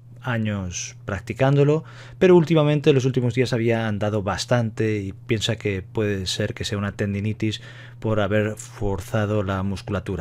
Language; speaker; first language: Spanish; native; Spanish